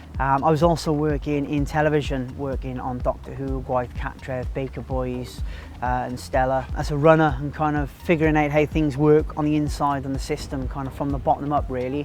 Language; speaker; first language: English; native; English